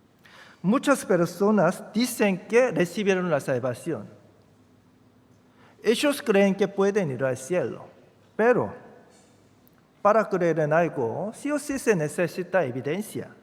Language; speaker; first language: Spanish; non-native, fluent; Korean